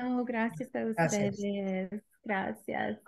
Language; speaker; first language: Spanish; early bilingual, heritage; Spanish